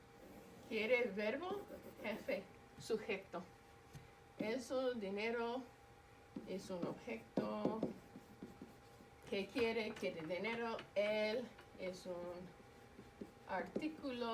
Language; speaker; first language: Spanish; non-native, fluent; English